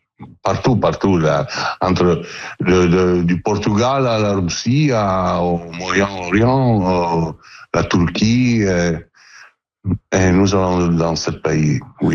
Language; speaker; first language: French; non-native, learner; Italian